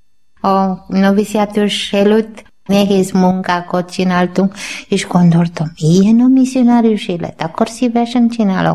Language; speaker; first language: Hungarian; non-native, learner; Malayalam